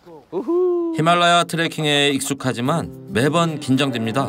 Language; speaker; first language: Korean; native; Korean